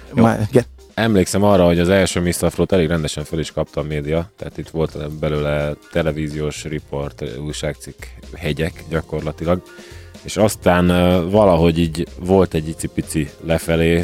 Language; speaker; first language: Hungarian; native; Hungarian